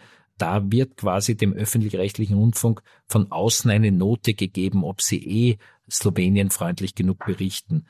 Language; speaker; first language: German; native; German